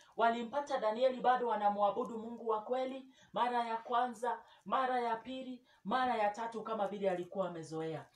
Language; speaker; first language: Swahili; non-native, local second language; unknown